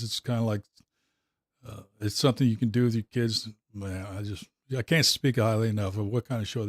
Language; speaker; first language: English; native; English